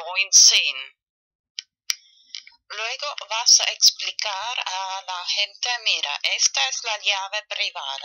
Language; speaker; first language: Spanish; non-native, fluent; German